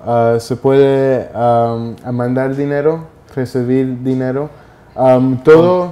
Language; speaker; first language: Spanish; early bilingual, heritage; Spanish